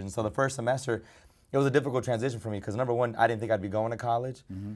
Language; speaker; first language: English; early bilingual, other home language; Spanish